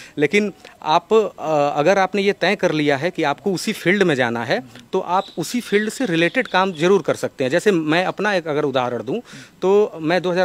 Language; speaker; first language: Hindi; native; Hindi